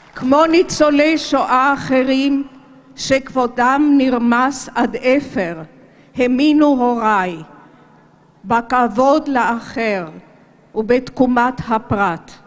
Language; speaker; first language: Hebrew; early bilingual, other home language; Romanian